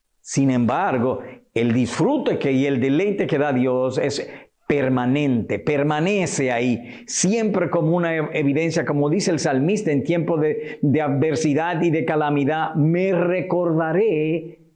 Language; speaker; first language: Spanish; native; Spanish